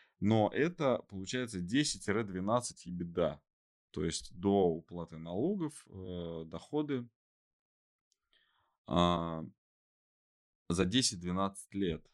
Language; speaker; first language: Russian; native; Russian